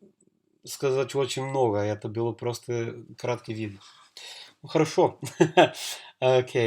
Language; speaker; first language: Russian; non-native, learner; English